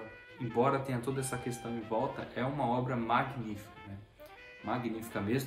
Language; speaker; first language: Portuguese; native; Portuguese